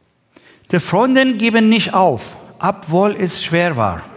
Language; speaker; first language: German; non-native, learner; Persian